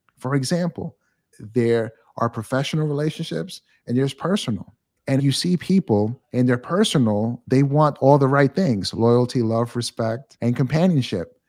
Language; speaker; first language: English; native; English